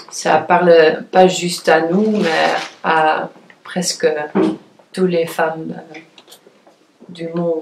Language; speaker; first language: French; non-native, fluent; Dutch